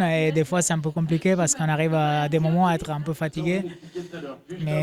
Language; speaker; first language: French; non-native, fluent; Italian